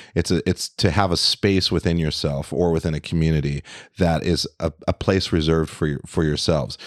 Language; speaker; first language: English; early bilingual, other home language; French